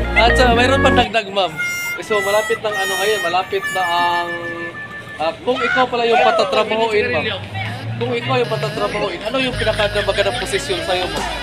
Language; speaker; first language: Filipino; native; Filipino